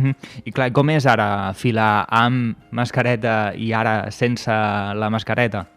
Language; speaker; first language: Catalan; native; Catalan